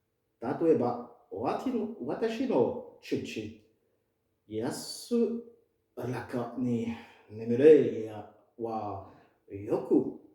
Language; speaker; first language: Japanese; non-native, fluent; French